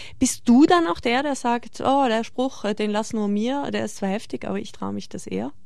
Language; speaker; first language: German; native; German